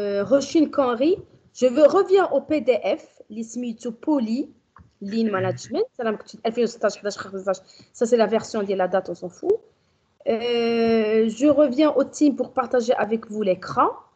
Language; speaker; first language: French; non-native, local second language; Arabic